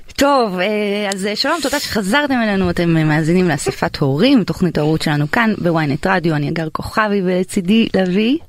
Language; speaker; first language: Hebrew; native; Hebrew